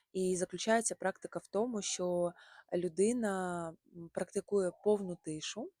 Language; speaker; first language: Ukrainian; non-native, local second language; Russian